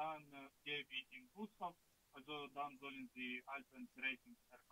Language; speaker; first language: German; non-native, learner; Russian